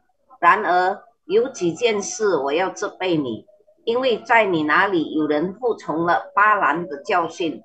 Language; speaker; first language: Chinese; early bilingual, heritage; Chinese